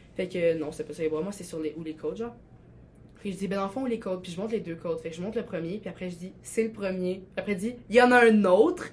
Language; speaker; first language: French; early bilingual, other home language; Albanian